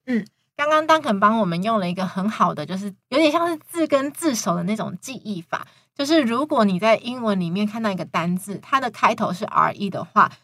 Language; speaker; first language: Chinese; native; Chinese